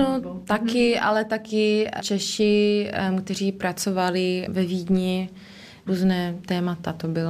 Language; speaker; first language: Czech; early bilingual, heritage; Czech